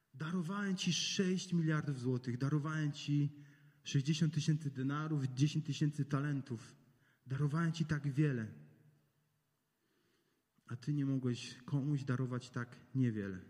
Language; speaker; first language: Polish; native; Polish